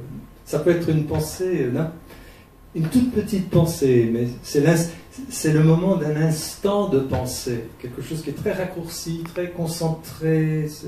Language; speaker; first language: French; non-native, fluent; Portuguese